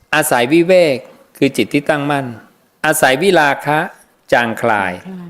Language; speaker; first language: Thai; native; Thai